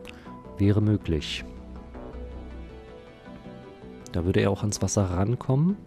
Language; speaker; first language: German; native; German